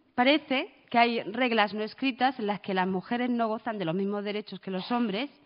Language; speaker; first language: Spanish; early bilingual, other home language; Arabic